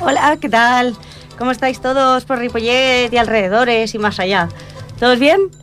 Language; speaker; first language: Spanish; native; Spanish